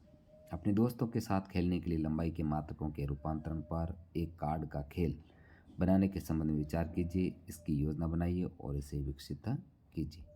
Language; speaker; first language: Hindi; native; Hindi